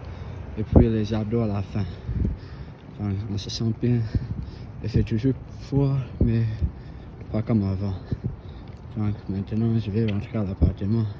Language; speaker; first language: French; non-native, fluent; English